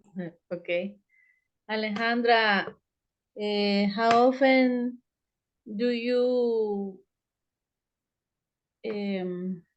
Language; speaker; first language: English; non-native, learner; Spanish